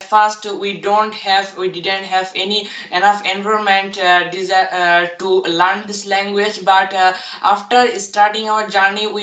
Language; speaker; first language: English; non-native, learner; Bangla